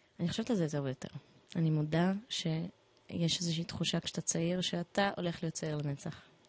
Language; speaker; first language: Hebrew; early bilingual, other home language; Russian